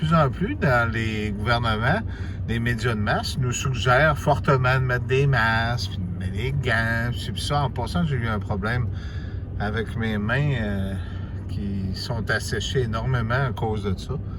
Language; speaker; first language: French; native; French